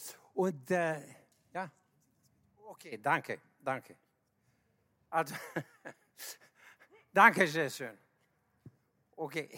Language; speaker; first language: German; non-native, fluent; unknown